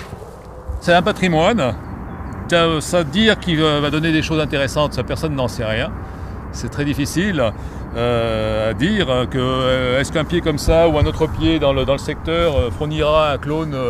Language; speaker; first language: French; native; French